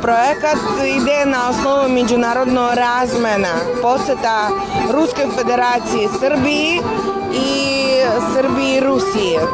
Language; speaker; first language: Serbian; non-native, fluent; Russian